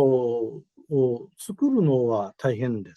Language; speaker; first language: Japanese; non-native, learner; English